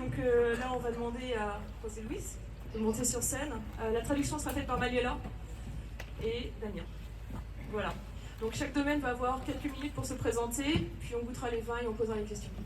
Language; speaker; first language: French; native; French